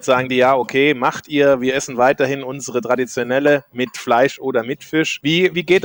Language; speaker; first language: German; native; German